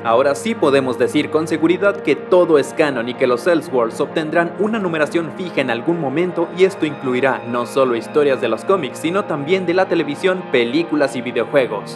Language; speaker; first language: Spanish; native; Spanish